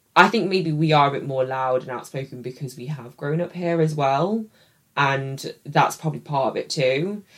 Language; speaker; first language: English; native; English